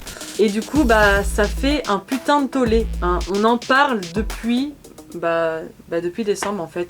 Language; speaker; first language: French; native; French